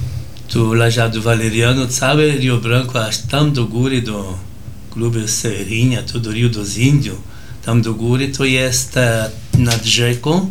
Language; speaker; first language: Polish; early bilingual, heritage; Polish